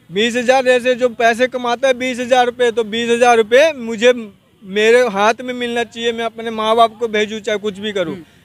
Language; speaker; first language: Hindi; native; Hindi